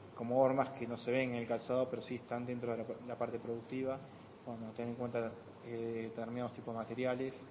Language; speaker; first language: Spanish; non-native, fluent; Korean